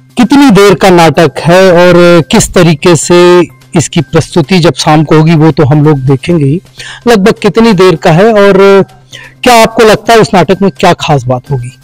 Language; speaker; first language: Hindi; native; Hindi